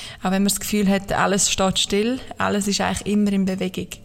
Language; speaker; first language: German; native; German